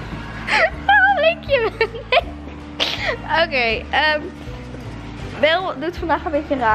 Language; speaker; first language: Dutch; native; Dutch